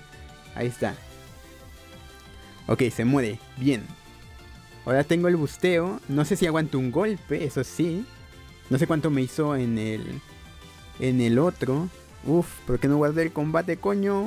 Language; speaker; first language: Spanish; native; Spanish